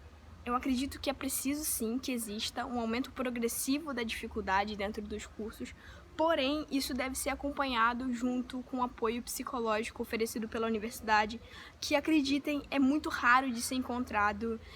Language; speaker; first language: Portuguese; native; Portuguese